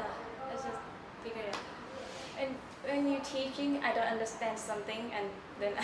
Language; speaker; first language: English; non-native, learner; Thai